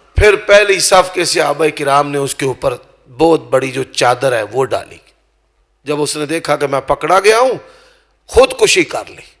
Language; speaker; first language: Urdu; non-native, local second language; Punjabi